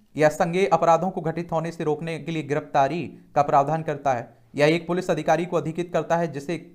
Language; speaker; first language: Hindi; native; Hindi